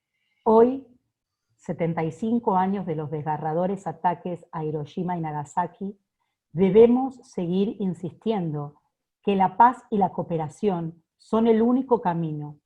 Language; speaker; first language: Spanish; native; Spanish